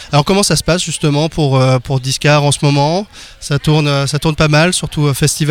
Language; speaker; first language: French; native; French